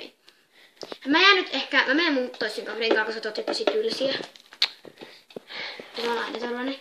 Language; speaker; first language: Finnish; native; Finnish